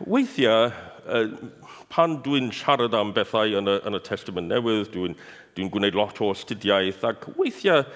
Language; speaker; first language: Welsh; non-native, fluent; English